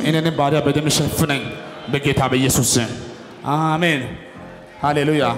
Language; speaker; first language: Amharic; non-native, local second language; Wolaytta